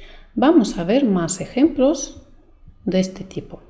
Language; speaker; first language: Spanish; non-native, fluent; Russian